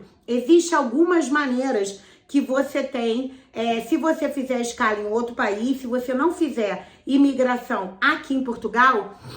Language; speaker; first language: Portuguese; native; Portuguese